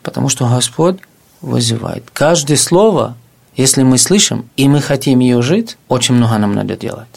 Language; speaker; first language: Russian; non-native, fluent; Arabic